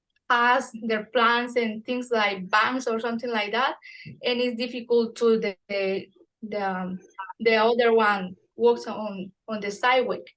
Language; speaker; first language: English; non-native, fluent; Spanish